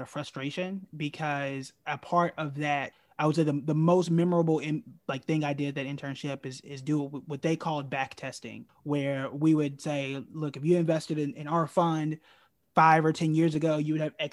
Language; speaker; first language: English; native; English